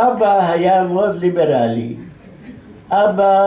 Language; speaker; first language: Hebrew; non-native, fluent; Yiddish